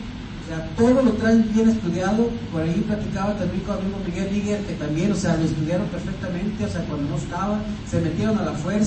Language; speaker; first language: Spanish; native; Spanish